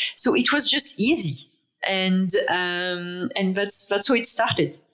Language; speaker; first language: English; non-native, fluent; French